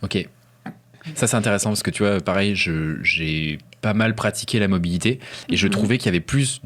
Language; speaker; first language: French; native; French